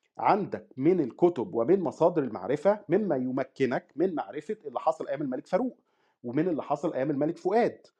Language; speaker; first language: Arabic; native; Arabic